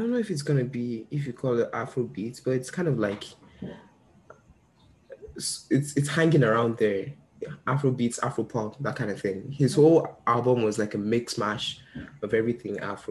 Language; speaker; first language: English; non-native, local second language; Yoruba